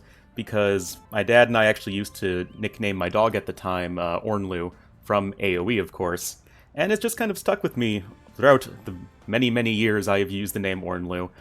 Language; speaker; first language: English; native; English